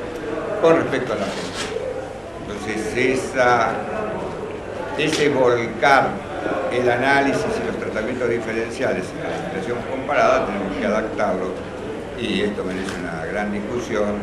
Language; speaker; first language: Spanish; native; Spanish